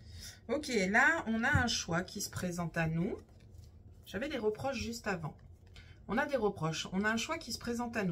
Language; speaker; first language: French; native; French